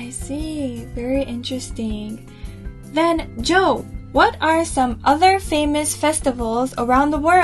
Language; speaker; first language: English; non-native, fluent; Japanese